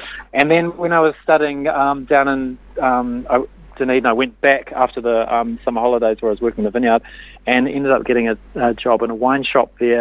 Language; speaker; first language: English; native; English